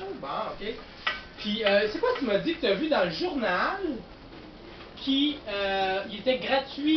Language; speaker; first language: French; native; French